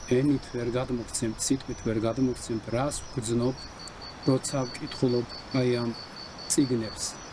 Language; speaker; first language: Georgian; non-native, local second language; Mingrelian